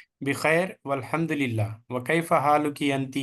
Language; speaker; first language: Arabic; non-native, fluent; Telugu